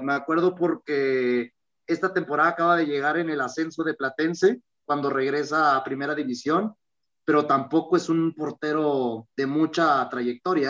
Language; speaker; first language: Spanish; native; Spanish